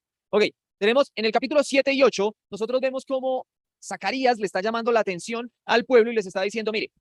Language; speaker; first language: Spanish; native; Spanish